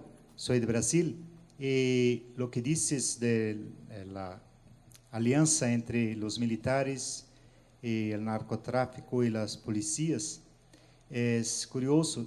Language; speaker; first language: Spanish; non-native, fluent; Portuguese